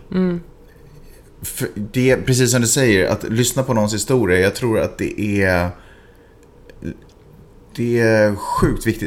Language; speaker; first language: Swedish; native; Swedish